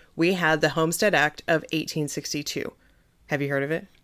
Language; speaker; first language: English; native; English